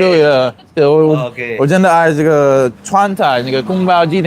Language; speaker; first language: Chinese; non-native, learner; English